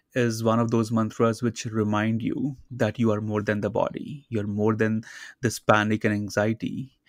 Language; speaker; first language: English; non-native, local second language; Hindi